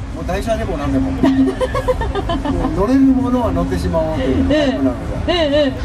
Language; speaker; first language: Japanese; native; Japanese